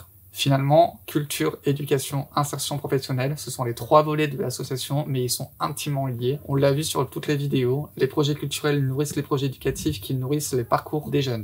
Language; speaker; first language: French; native; French